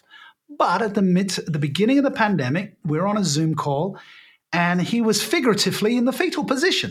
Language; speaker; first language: English; native; English